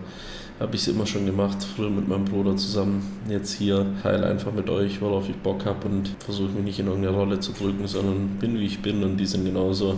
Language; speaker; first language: German; native; German